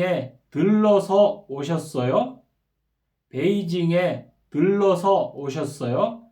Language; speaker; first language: Korean; non-native, fluent; Kyrgyz